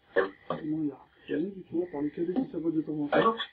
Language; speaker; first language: French; native; French